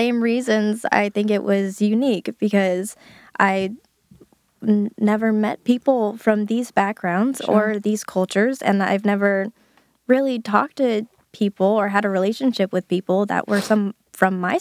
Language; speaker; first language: English; native; English